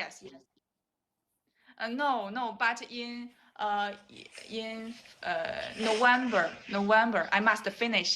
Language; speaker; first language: English; non-native, learner; Chinese